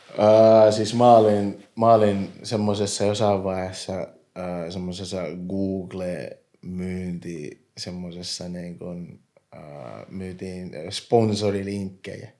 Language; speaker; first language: Finnish; early bilingual, other home language; English